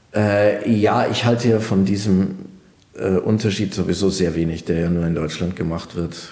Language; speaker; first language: German; native; German